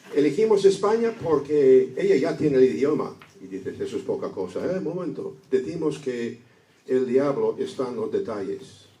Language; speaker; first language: Spanish; non-native, fluent; English